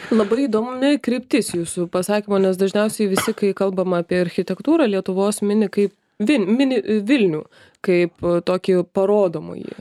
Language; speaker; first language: Lithuanian; native; Lithuanian